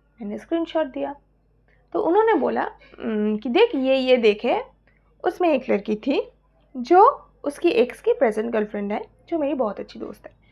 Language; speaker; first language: Hindi; non-native, local second language; Bangla